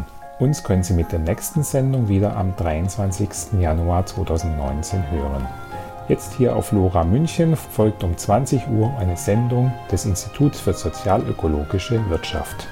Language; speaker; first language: German; native; German